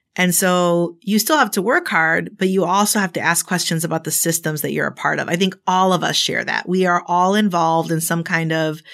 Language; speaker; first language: English; native; English